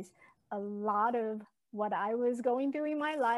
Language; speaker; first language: English; non-native, fluent; Chinese